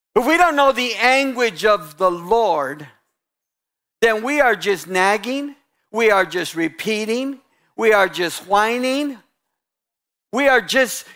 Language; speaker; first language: English; native; English